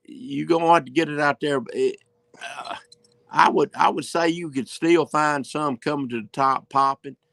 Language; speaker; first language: English; native; English